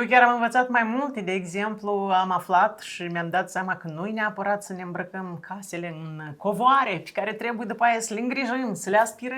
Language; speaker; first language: Romanian; native; Romanian